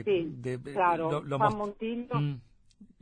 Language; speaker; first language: Spanish; non-native, learner; Italian